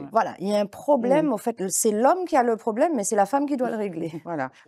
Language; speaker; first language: French; native; French